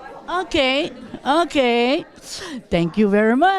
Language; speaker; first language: English; non-native, local second language; French